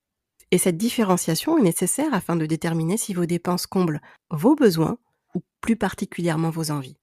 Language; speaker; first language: French; native; French